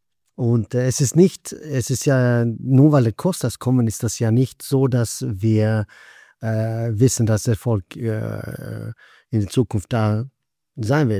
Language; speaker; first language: German; non-native, fluent; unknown